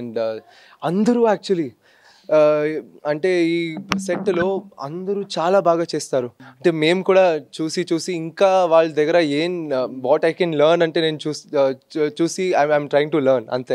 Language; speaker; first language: Telugu; non-native, local second language; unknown